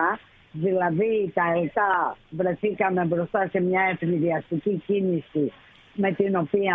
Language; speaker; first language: Greek; native; Greek